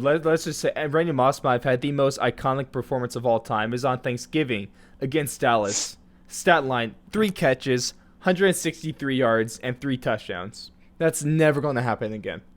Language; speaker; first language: English; native; English